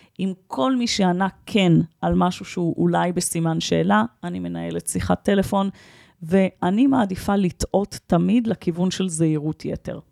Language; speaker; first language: Hebrew; native; Hebrew